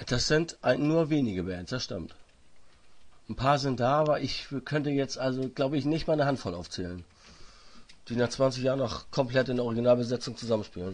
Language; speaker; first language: German; native; German